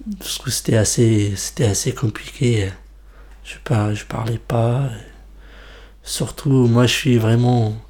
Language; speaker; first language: French; non-native, fluent; Kurdish